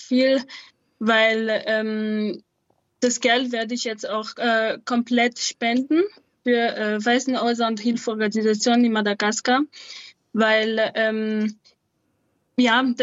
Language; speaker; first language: German; non-native, fluent; Malagasy